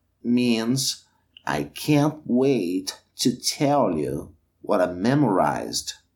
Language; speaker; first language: English; non-native, fluent; Portuguese